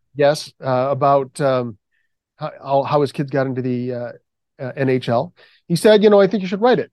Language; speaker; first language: English; native; English